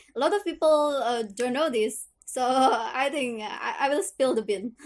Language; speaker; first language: English; non-native, learner; Indonesian